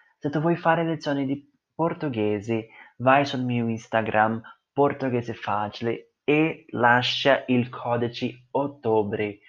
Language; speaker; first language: Italian; non-native, fluent; Portuguese